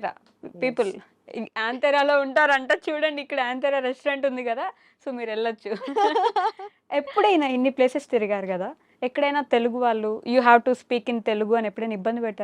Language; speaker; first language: Telugu; native; Telugu